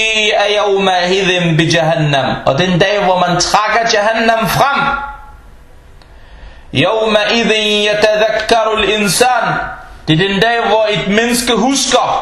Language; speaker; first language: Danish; non-native, fluent; Arabic